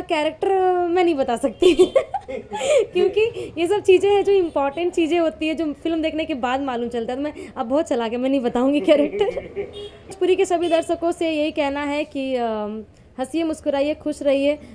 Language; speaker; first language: Hindi; native; Hindi